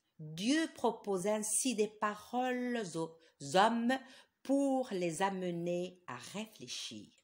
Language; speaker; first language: French; non-native, local second language; Arabic